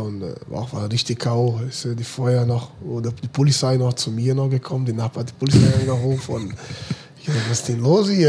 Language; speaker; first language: German; non-native, fluent; Portuguese